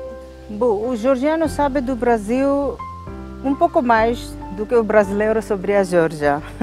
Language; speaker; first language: Portuguese; non-native, fluent; Georgian